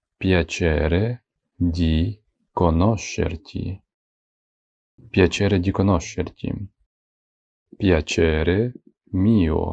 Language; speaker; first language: Italian; non-native, fluent; Ukrainian